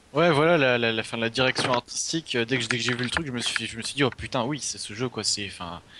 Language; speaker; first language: French; native; French